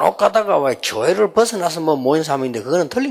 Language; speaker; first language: Korean; native; Korean